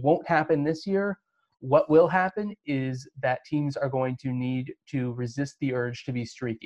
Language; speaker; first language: English; native; English